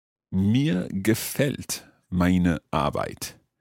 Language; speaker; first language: German; non-native, learner; English